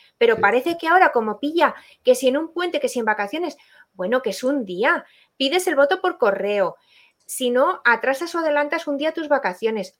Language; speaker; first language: Spanish; native; Spanish